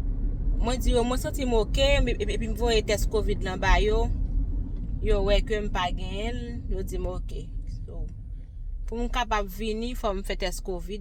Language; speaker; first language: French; non-native, learner; Haitian Creole